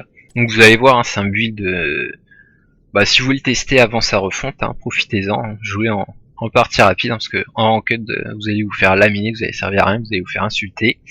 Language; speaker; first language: French; native; French